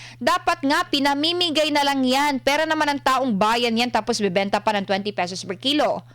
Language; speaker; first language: Filipino; non-native, local second language; Cebuano